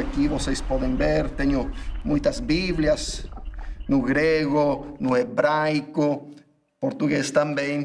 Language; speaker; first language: Portuguese; non-native, fluent; English